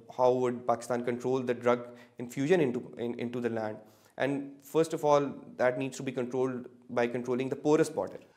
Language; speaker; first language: English; non-native, local second language; Punjabi